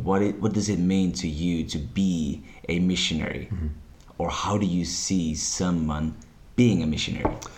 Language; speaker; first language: English; non-native, fluent; Finnish